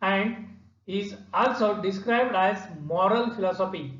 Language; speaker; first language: English; non-native, local second language; Marathi